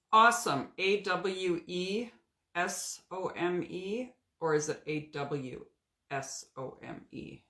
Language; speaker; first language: English; native; English